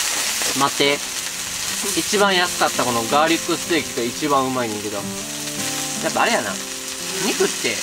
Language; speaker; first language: Japanese; native; Japanese